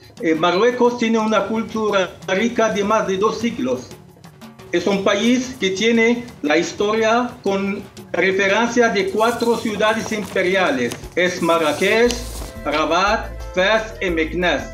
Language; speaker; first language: Spanish; non-native, local second language; Arabic